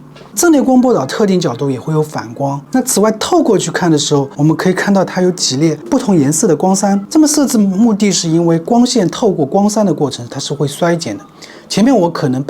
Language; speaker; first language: Chinese; native; Chinese